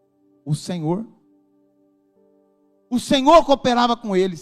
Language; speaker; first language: Portuguese; native; Portuguese